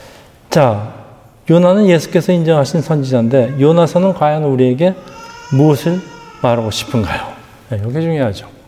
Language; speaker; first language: Korean; native; Korean